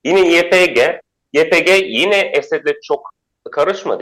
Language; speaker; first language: Turkish; non-native, fluent; Arabic